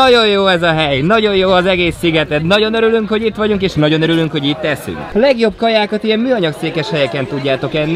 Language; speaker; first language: Hungarian; native; Hungarian